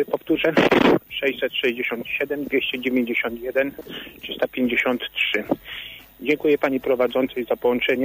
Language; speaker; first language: Polish; native; Polish